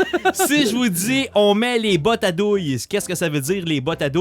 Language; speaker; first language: French; native; French